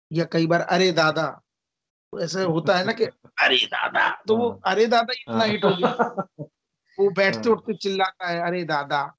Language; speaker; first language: Hindi; native; Hindi